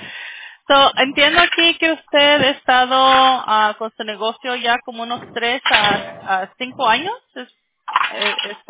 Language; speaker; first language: Spanish; early bilingual, other home language; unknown